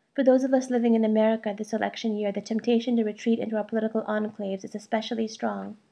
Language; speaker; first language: English; early bilingual, other home language; Malayalam